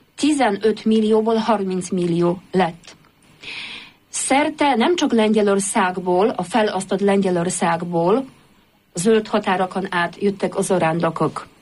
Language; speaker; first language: Hungarian; non-native, fluent; Polish